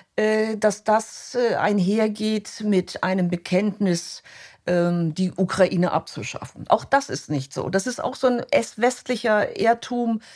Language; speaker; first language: German; native; German